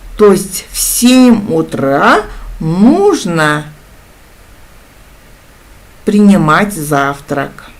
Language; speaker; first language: Russian; non-native, local second language; Kazakh